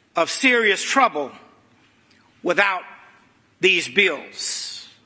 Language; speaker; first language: English; native; English